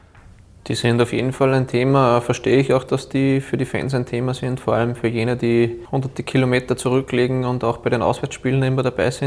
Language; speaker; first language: German; native; German